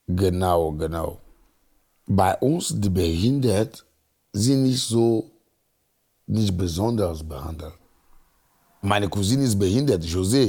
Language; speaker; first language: German; non-native, learner; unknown